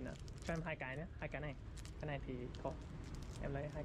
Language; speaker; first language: Vietnamese; non-native, fluent; English